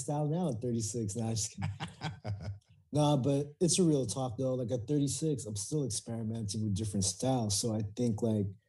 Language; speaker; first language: English; early bilingual, other home language; Filipino